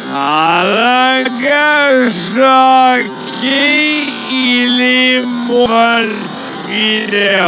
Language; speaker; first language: French; native; French